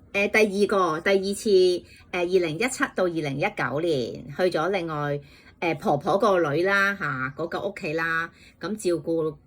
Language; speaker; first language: Cantonese; native; Cantonese